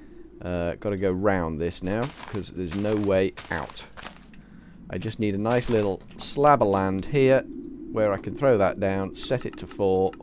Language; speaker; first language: English; native; English